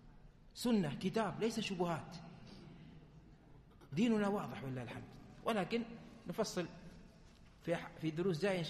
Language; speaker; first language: Arabic; native; Arabic